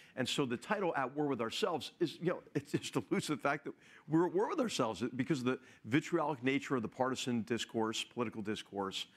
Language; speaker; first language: English; native; English